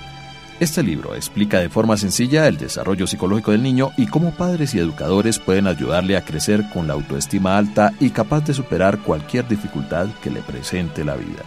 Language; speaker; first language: Spanish; native; Spanish